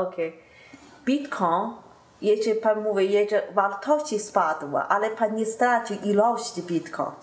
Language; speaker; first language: Polish; non-native, learner; Chinese